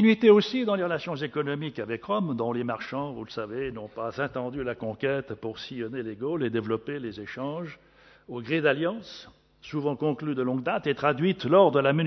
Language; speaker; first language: French; native; French